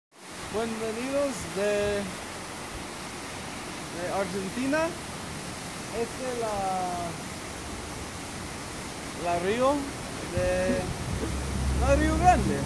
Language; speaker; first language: Spanish; non-native, learner; English